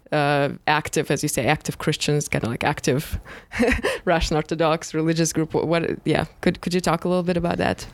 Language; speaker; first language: English; non-native, fluent; Russian